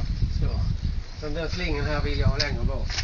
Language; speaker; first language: Swedish; native; Swedish